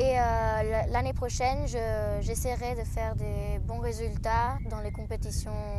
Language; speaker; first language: French; early bilingual, heritage; French